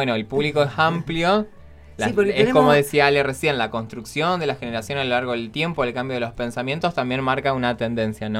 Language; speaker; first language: Spanish; native; Spanish